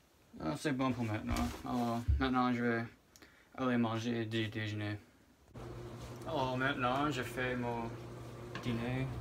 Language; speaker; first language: French; non-native, learner; English